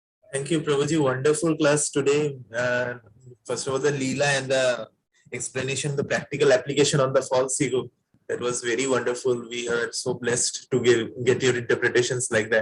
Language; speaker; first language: English; non-native, local second language; Hindi